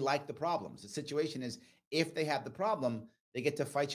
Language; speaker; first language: English; native; English